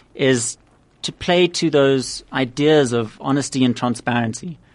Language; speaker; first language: English; native; English